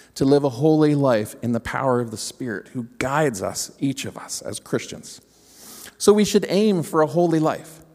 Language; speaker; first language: English; native; English